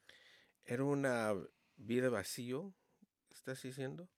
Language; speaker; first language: Spanish; early bilingual, heritage; Spanish